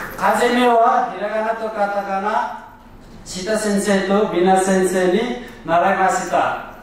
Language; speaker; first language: Japanese; non-native, learner; Nepali